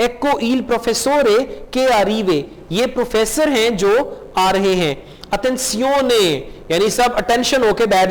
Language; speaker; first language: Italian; non-native, learner; Urdu